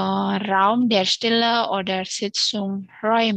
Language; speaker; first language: German; non-native, learner; Indonesian